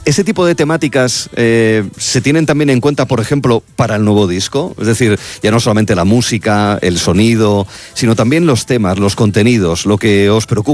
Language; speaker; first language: Spanish; native; Spanish